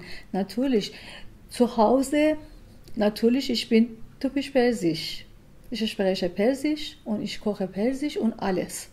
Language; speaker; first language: German; non-native, learner; Persian